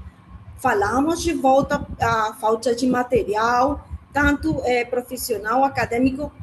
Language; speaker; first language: Portuguese; non-native, learner; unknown